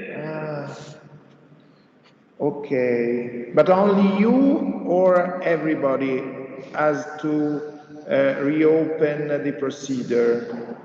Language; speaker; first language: English; non-native, fluent; Italian